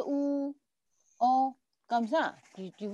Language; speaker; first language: French; non-native, learner; Chinese